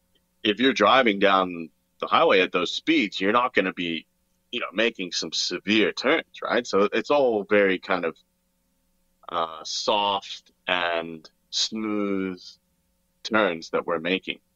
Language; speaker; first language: English; native; English